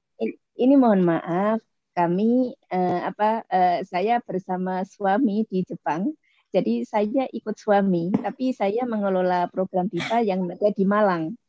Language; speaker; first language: Indonesian; native; Indonesian